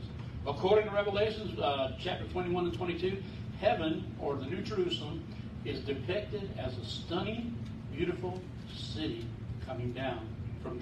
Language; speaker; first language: English; native; English